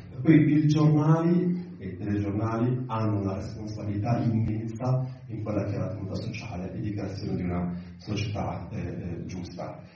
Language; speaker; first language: Italian; early bilingual, other home language; Arabic